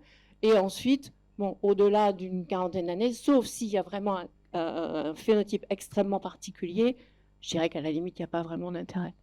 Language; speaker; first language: French; native; French